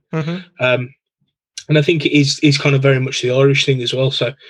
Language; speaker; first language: English; native; English